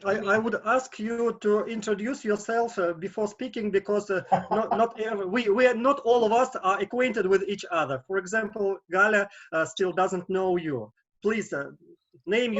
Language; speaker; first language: English; non-native, fluent; Russian